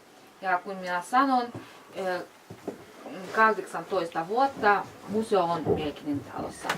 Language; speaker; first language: Finnish; non-native, learner; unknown